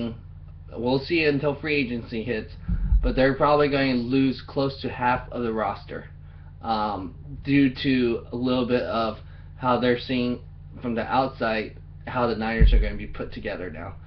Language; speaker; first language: English; native; English